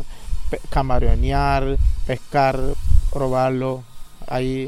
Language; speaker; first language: Spanish; non-native, local second language; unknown